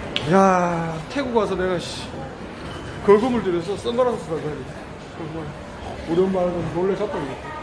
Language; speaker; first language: Korean; native; Korean